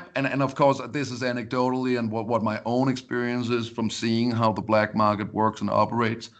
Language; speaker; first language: English; non-native, fluent; Danish